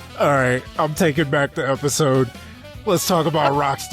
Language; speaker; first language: English; native; English